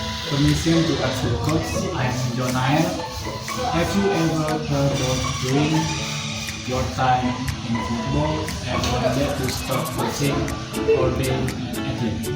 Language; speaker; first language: English; non-native, learner; Indonesian